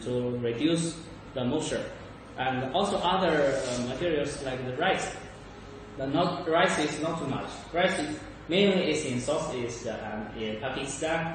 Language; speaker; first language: English; non-native, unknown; Chinese